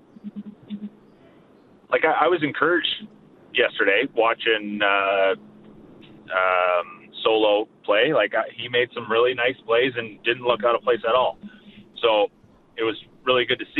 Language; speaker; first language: English; native; English